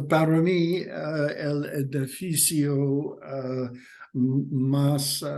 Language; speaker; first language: Spanish; non-native, learner; English